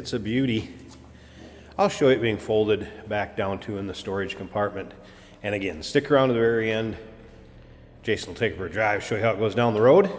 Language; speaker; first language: English; native; English